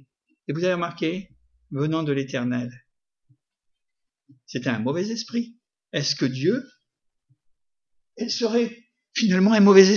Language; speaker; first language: French; native; French